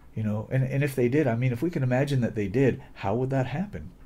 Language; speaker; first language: English; native; English